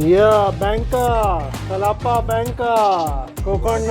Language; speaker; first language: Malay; non-native, learner; Urdu